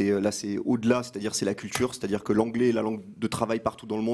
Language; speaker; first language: French; native; French